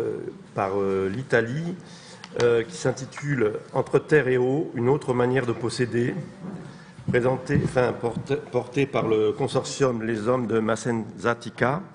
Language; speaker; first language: French; native; French